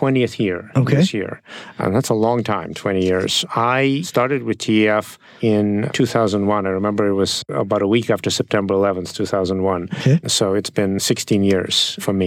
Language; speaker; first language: English; non-native, fluent; Russian